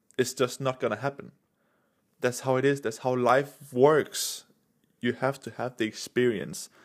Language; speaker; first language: English; non-native, fluent; Danish